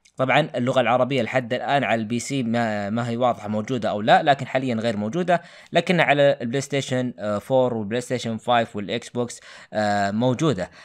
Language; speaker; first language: Arabic; native; Arabic